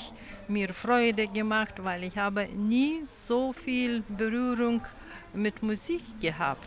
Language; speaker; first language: German; non-native, learner; Lithuanian